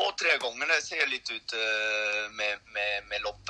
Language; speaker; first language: Swedish; non-native, learner; French